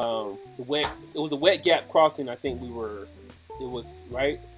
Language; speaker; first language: English; native; English